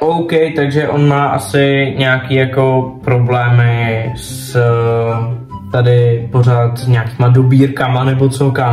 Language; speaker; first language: Czech; native; Czech